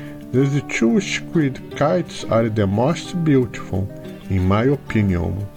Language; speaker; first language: English; non-native, fluent; Portuguese